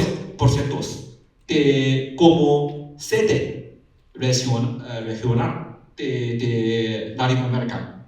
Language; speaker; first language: Spanish; non-native, learner; Chinese